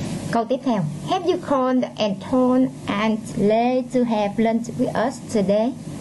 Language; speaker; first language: English; non-native, fluent; Vietnamese